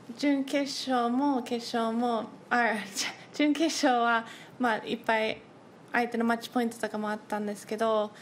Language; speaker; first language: Japanese; early bilingual, heritage; Japanese